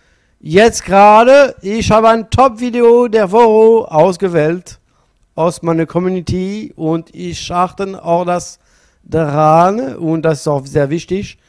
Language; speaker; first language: German; non-native, learner; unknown